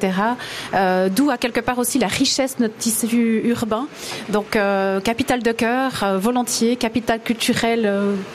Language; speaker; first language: French; native; French